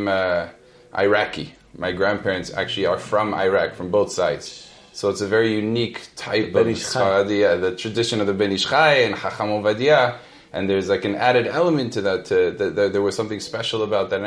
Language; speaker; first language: English; native; English